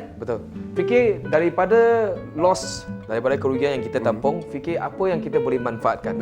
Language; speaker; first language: Malay; non-native, local second language; Chinese